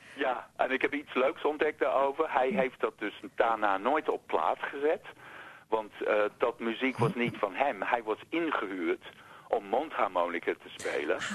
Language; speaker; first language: Dutch; non-native, fluent; English